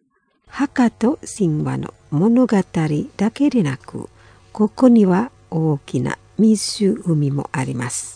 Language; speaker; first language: Japanese; non-native, fluent; Indonesian